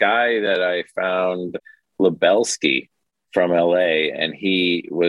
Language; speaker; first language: English; native; English